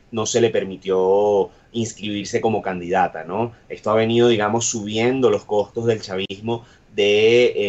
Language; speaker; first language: Spanish; native; Spanish